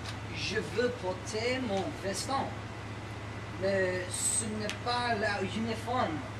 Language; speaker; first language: French; non-native, learner; English